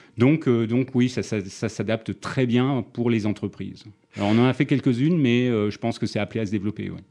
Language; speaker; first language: French; native; French